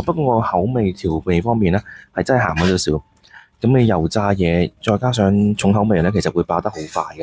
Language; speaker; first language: Cantonese; native; Cantonese